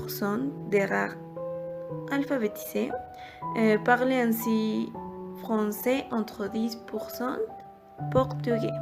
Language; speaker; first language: French; non-native, learner; Portuguese